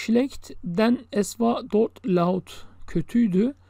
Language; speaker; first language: German; non-native, fluent; Turkish